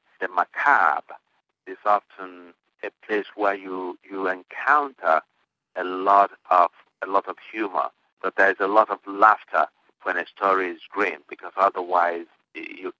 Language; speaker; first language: English; non-native, local second language; Igbo